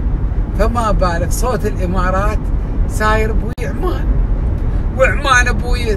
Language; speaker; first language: Arabic; native; Arabic